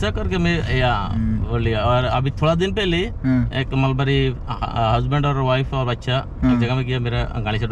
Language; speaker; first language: Hindi; non-native, learner; Bangla